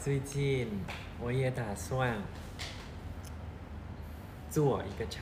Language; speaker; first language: Chinese; non-native, learner; Thai